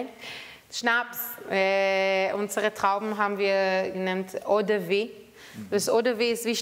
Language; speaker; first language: German; non-native, fluent; Hebrew